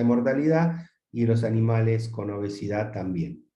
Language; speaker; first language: Spanish; native; Spanish